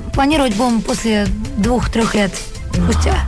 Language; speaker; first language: Russian; native; Russian